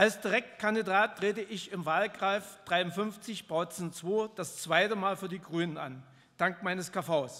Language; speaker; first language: German; native; German